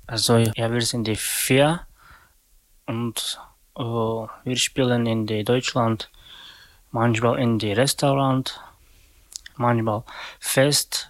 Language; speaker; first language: German; non-native, learner; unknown